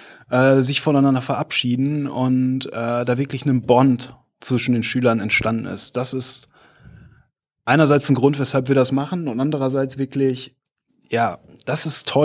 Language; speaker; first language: German; native; German